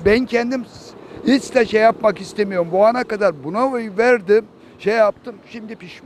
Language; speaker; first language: Turkish; native; Turkish